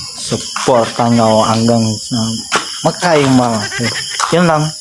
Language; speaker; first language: Filipino; non-native, local second language; Bikol